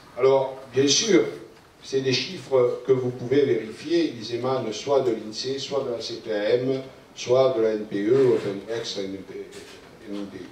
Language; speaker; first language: French; native; French